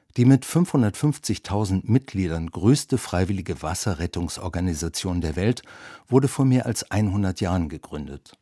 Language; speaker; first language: German; native; German